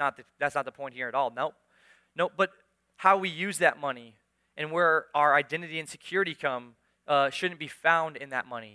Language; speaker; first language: English; native; English